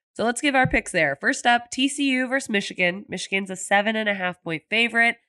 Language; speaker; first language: English; native; English